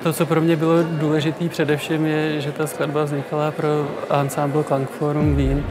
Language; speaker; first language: Czech; non-native, fluent; Japanese